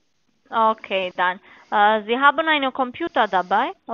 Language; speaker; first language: German; non-native, learner; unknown